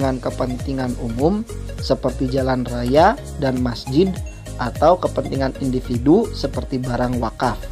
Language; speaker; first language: Indonesian; native; Indonesian